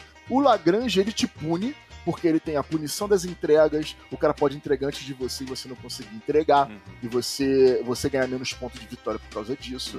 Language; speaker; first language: Portuguese; native; Portuguese